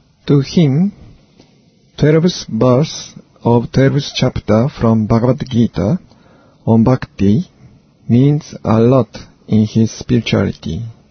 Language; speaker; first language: English; non-native, fluent; Japanese